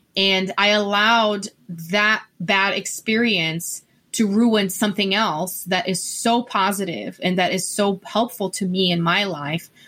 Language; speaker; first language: English; non-native, fluent; Portuguese